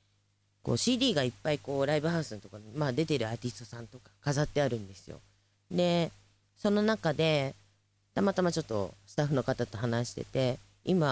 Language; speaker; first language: Japanese; native; Japanese